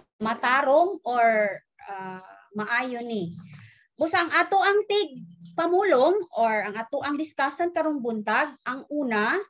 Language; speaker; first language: Cebuano; non-native, local second language; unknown